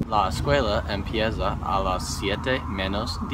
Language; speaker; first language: Spanish; non-native, learner; English